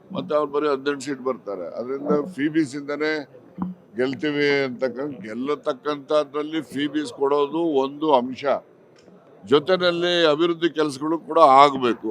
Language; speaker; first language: Kannada; native; Kannada